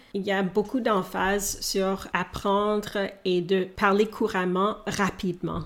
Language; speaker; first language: French; non-native, local second language; English